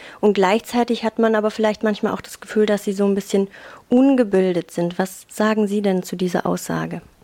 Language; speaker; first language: German; native; German